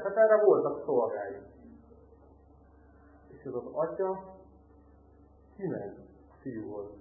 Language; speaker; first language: Hungarian; native; Hungarian